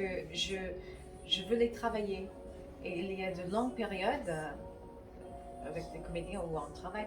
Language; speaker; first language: French; non-native, fluent; English